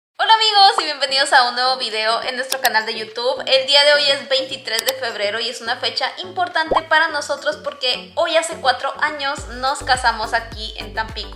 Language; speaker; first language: Spanish; native; Spanish